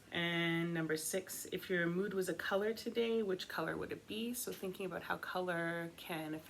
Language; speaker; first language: English; native; English